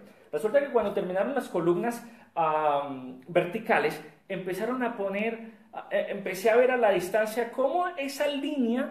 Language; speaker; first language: Spanish; native; Spanish